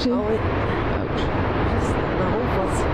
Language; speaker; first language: French; non-native, learner; Arabic